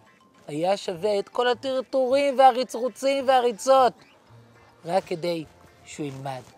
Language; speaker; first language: Hebrew; native; Hebrew